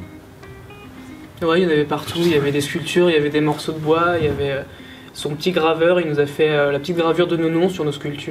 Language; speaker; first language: French; native; French